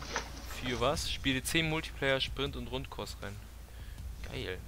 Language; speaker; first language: German; native; German